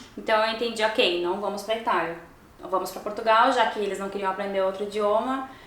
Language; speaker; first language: Portuguese; native; Portuguese